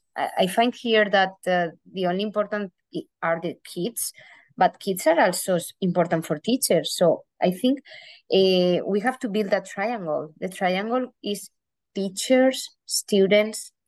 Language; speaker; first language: English; non-native, fluent; Spanish